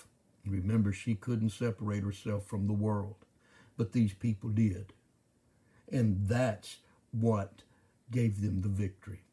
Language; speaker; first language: English; native; English